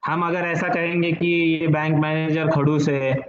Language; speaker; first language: Hindi; non-native, local second language; Marathi